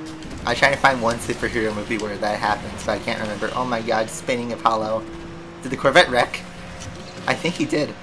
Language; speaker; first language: English; native; English